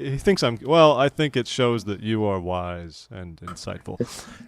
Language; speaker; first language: English; native; English